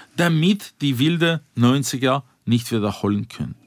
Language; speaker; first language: German; non-native, fluent; Russian